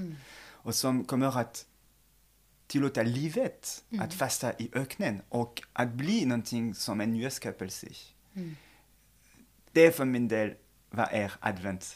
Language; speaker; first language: Swedish; non-native, fluent; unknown